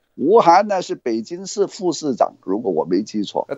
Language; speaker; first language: Chinese; non-native, fluent; Cantonese